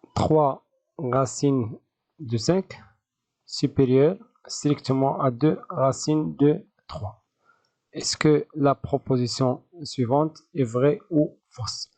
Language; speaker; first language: French; non-native, local second language; Arabic